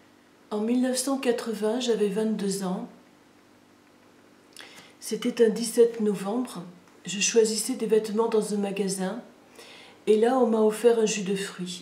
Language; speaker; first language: French; native; French